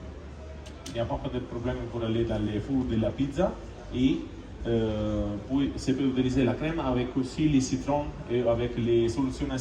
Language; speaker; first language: French; non-native, learner; Italian